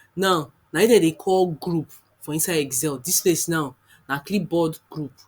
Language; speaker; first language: Nigerian Pidgin; non-native, local second language; Yoruba